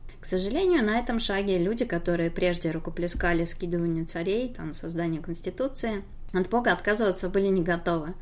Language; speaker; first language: Russian; native; Russian